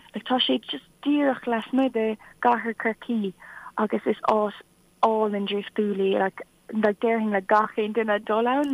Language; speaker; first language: Irish; non-native, local second language; English